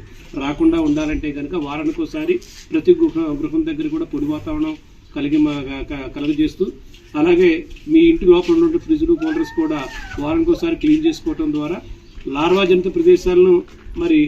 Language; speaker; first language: Telugu; native; Telugu